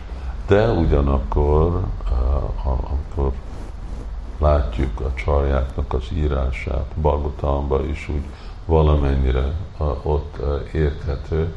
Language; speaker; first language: Hungarian; early bilingual, heritage; Hungarian